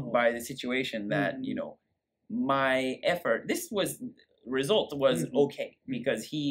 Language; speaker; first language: English; native; English